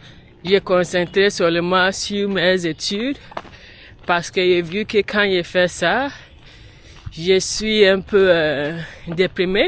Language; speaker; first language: French; non-native, learner; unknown